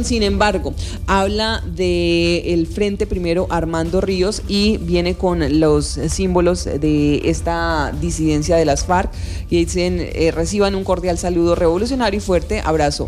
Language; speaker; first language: Spanish; native; Spanish